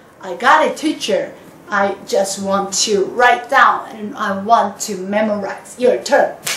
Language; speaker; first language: English; non-native, fluent; Korean